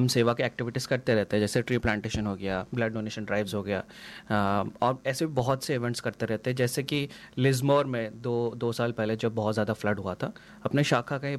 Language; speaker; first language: Hindi; non-native, local second language; Odia